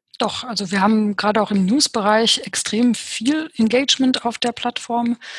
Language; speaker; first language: German; early bilingual, other home language; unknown